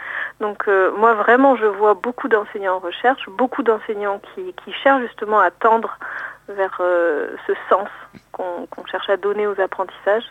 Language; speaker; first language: French; native; French